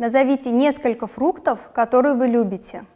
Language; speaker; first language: Russian; non-native, local second language; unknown